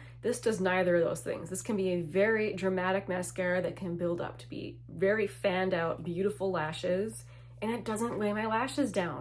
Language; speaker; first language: English; native; English